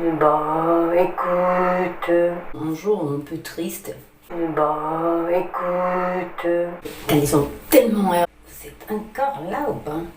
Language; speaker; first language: French; non-native, fluent; Spanish